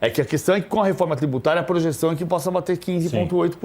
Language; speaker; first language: Portuguese; native; Portuguese